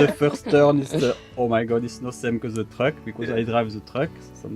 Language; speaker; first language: English; non-native, learner; French